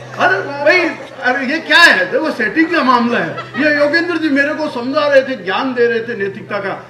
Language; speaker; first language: Hindi; non-native, local second language; Marwari